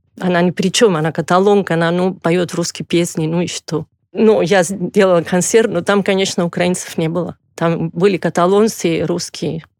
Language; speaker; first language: Russian; non-native, fluent; Catalan